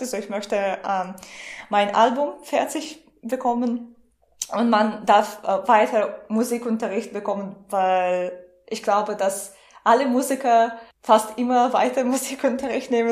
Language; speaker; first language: German; non-native, fluent; Russian